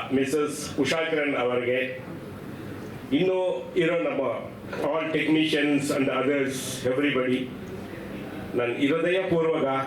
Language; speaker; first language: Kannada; non-native, learner; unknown